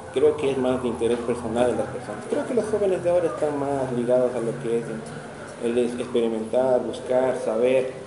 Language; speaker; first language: Spanish; native; Spanish